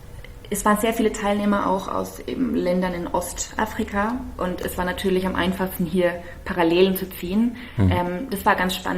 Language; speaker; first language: German; native; German